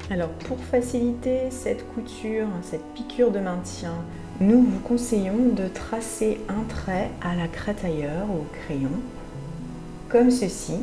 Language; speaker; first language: French; native; French